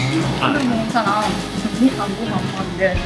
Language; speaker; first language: Korean; non-native, learner; Japanese